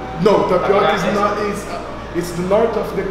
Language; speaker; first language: English; non-native, learner; Portuguese